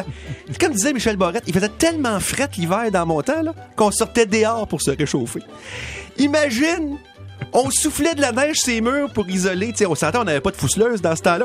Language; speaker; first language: French; native; French